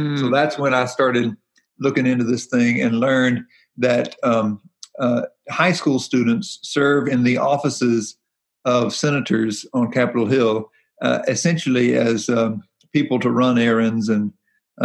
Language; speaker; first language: English; native; English